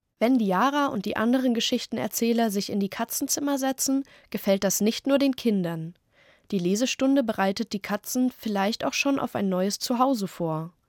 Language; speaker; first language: German; native; German